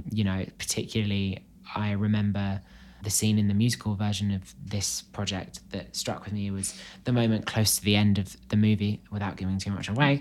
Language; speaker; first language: English; native; English